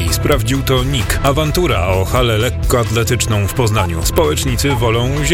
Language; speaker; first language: Polish; native; Polish